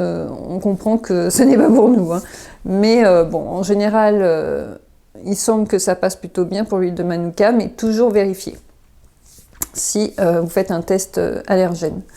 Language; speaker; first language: French; native; French